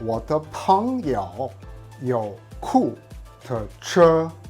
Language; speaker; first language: Chinese; non-native, learner; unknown